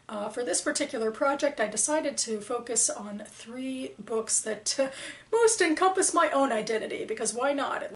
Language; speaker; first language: English; native; English